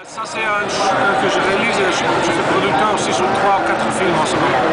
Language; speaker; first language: French; non-native, learner; English